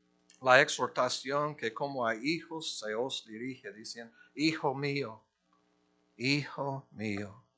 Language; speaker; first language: Spanish; non-native, fluent; English